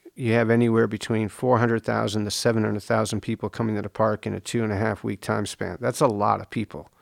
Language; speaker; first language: English; native; English